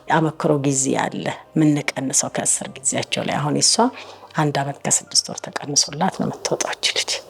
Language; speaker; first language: Amharic; native; Amharic